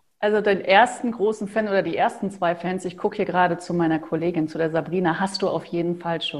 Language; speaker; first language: German; native; German